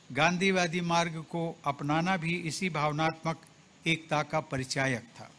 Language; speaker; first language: Hindi; native; Hindi